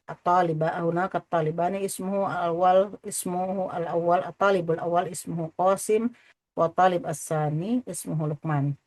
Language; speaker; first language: Arabic; non-native, fluent; Indonesian